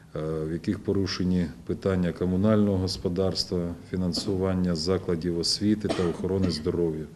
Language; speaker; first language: Ukrainian; non-native, local second language; Russian